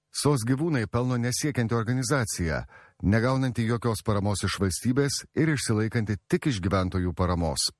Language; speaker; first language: Lithuanian; native; Lithuanian